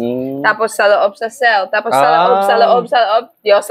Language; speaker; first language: Filipino; non-native, learner; English